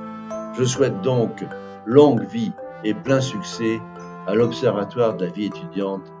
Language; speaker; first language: French; native; French